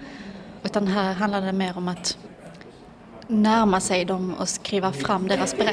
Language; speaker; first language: Swedish; early bilingual, other home language; Persian